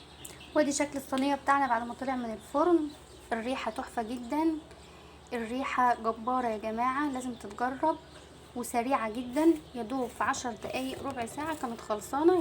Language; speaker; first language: Arabic; native; Arabic